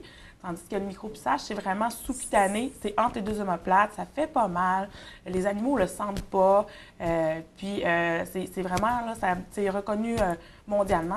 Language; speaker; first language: French; native; French